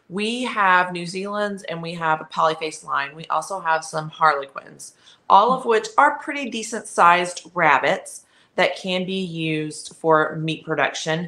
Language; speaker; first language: English; native; English